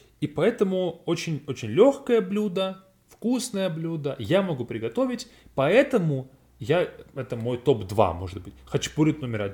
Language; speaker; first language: Russian; non-native, learner; English